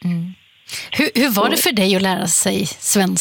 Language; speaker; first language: Swedish; native; Swedish